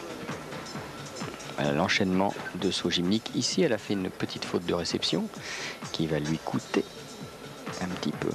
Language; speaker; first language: French; native; French